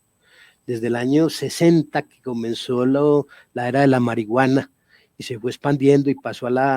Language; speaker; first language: Spanish; native; Spanish